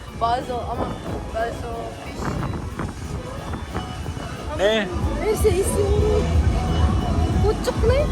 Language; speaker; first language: Turkish; non-native, learner; Indonesian